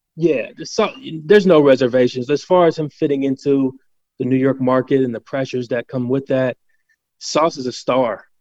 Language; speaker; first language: English; native; English